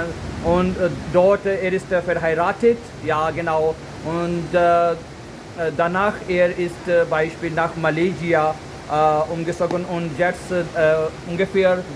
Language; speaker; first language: German; non-native, learner; Urdu